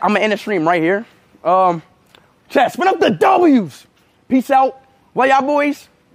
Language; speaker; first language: English; native; English